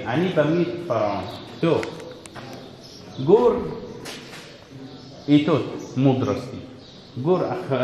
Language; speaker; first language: Russian; non-native, fluent; Arabic